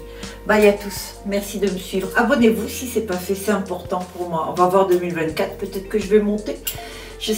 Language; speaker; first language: French; native; French